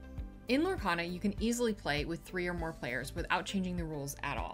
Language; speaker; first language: English; native; English